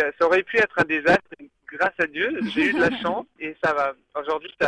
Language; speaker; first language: French; early bilingual, other home language; English